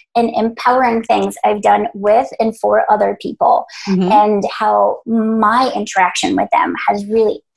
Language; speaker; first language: English; early bilingual, other home language; Spanish